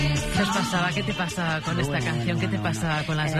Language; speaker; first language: Spanish; native; Spanish